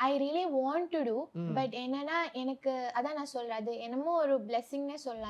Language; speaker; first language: Tamil; non-native, local second language; Malayalam